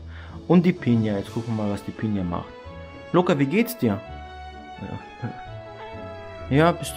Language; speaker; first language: German; native; German